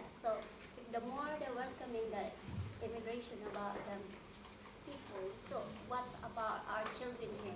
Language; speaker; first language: English; non-native, learner; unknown